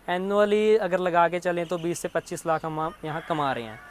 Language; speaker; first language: Hindi; native; Hindi